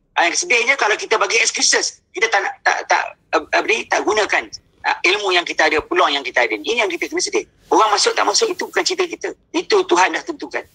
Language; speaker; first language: Malay; native; Malay